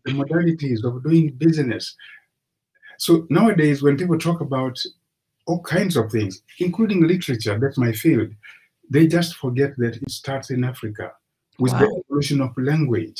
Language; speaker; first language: English; non-native, local second language; Swahili